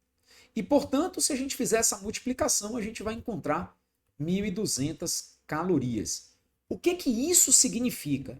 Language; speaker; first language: Portuguese; native; Portuguese